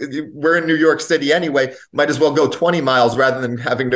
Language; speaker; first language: English; native; English